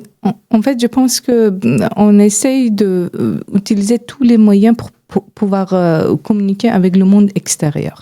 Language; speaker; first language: French; non-native, fluent; Persian